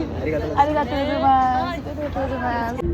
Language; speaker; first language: Japanese; non-native, learner; Marathi